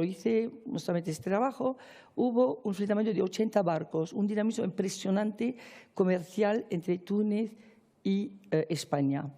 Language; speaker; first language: Spanish; non-native, fluent; Arabic